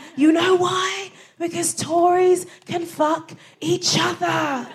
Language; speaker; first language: English; early bilingual, other home language; Akan